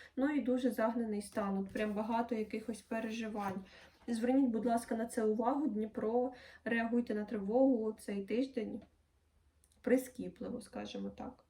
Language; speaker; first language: Ukrainian; non-native, local second language; Russian